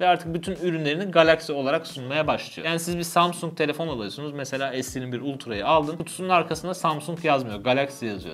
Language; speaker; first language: Turkish; native; Turkish